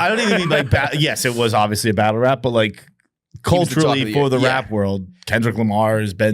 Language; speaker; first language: English; native; English